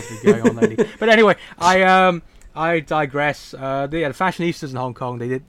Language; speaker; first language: English; non-native, local second language; Cantonese